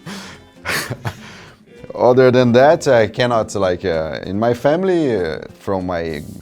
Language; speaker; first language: Turkish; non-native, learner; Portuguese